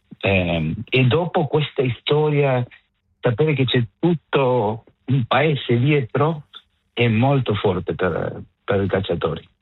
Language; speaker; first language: Italian; non-native, fluent; Spanish